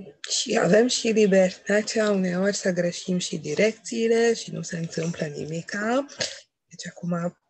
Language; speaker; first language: Romanian; non-native, local second language; Hungarian